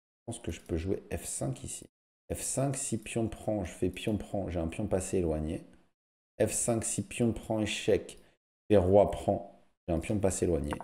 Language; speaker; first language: French; native; French